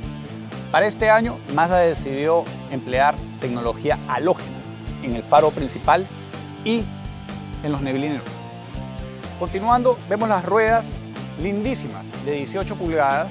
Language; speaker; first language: Spanish; native; Spanish